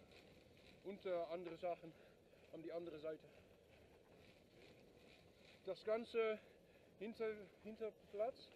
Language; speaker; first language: German; non-native, learner; Dutch